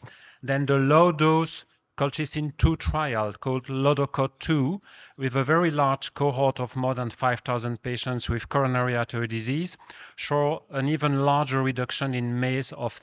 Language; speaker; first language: English; non-native, fluent; French